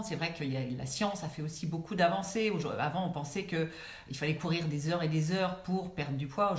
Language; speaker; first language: French; native; French